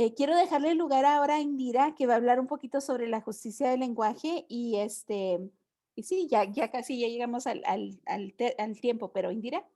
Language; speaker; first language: Spanish; early bilingual, heritage; Spanish